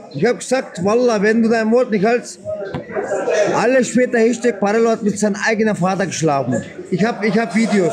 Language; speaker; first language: German; early bilingual, other home language; Turkish